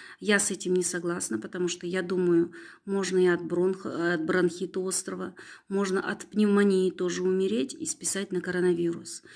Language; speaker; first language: Russian; non-native, local second language; Kazakh